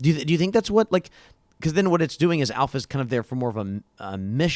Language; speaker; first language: English; native; English